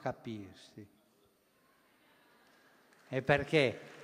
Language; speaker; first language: Italian; non-native, fluent; Spanish